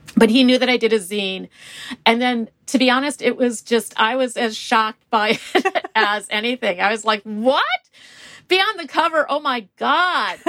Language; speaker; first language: English; native; English